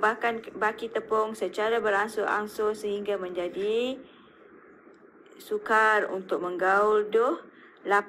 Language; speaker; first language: Malay; native; Malay